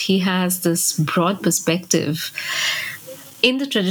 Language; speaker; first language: English; non-native, local second language; Bangla